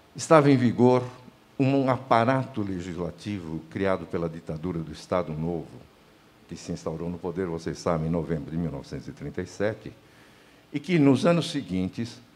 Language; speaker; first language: Portuguese; native; Portuguese